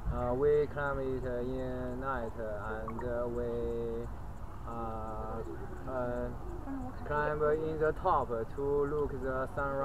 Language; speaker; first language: English; non-native, learner; Chinese